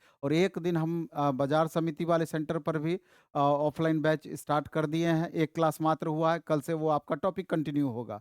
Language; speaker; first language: Hindi; native; Hindi